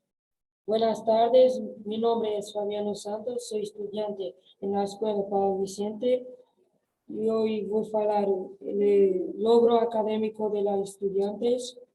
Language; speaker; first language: Spanish; non-native, learner; Portuguese